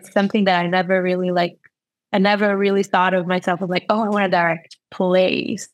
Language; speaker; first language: English; non-native, fluent; Portuguese